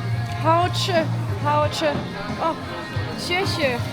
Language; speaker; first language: Chinese; non-native, learner; English